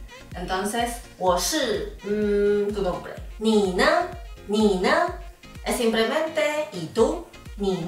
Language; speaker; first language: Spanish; non-native, fluent; Chinese